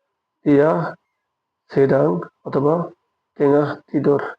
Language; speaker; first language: Indonesian; non-native, fluent; Bangla